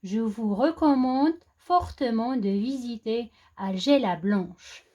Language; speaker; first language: French; non-native, local second language; Arabic